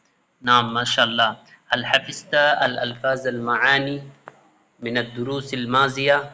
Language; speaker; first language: Arabic; non-native, fluent; Bangla